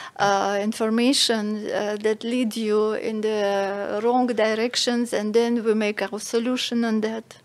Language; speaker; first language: English; non-native, fluent; Russian